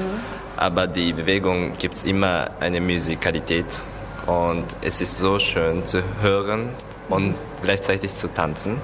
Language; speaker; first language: German; non-native, learner; Japanese